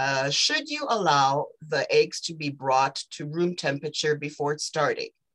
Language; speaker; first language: English; early bilingual, other home language; Ukrainian